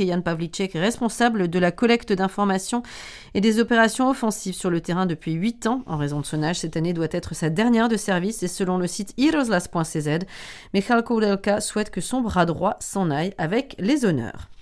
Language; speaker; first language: French; native; French